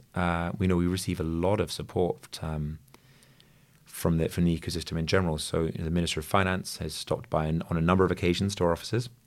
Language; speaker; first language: English; native; English